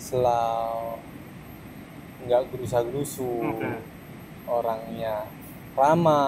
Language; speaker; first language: Indonesian; non-native, fluent; German